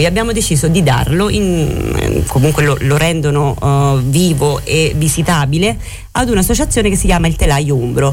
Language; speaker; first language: Italian; native; Italian